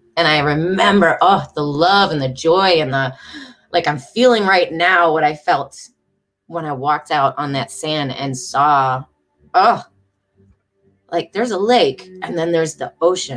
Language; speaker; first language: English; native; English